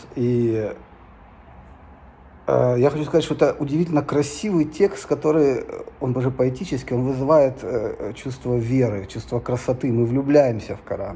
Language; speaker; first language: Russian; native; Russian